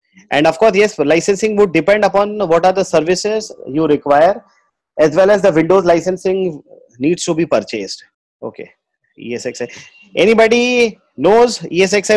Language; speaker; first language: English; non-native, local second language; Hindi